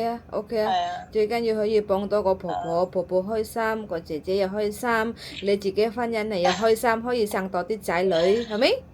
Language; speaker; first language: Cantonese; non-native, fluent; Indonesian